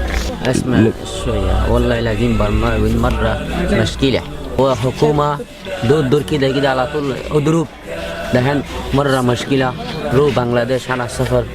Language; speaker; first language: Arabic; non-native, learner; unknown